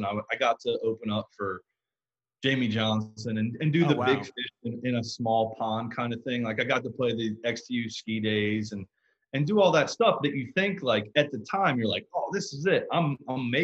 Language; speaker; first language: English; native; English